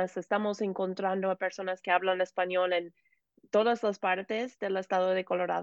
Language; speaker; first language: Spanish; non-native, fluent; English